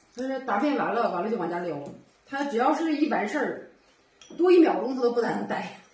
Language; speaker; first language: Chinese; native; Chinese